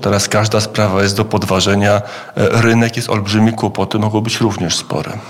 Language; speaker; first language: Polish; native; Polish